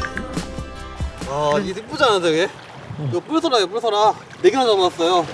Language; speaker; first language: Korean; native; Korean